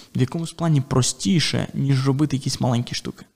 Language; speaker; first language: Ukrainian; native; Ukrainian